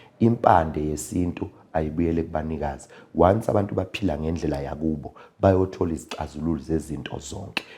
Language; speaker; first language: Zulu; native; Zulu